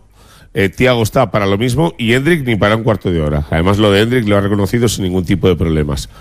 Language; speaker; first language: Spanish; native; Spanish